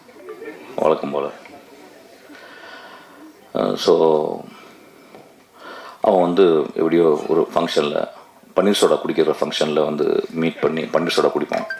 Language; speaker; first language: Tamil; native; Tamil